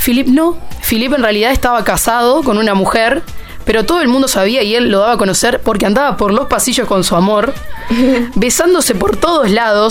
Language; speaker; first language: Spanish; native; Spanish